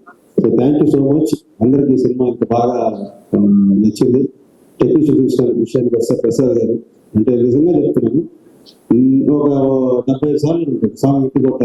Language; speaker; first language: Telugu; native; Telugu